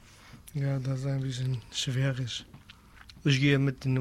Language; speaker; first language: German; non-native, learner; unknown